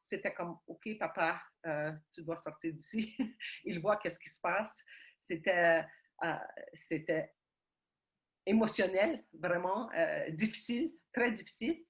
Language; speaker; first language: French; early bilingual, heritage; Ukrainian